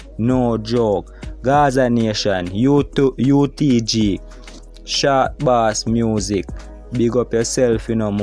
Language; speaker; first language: English; non-native, local second language; Jamaican Creole English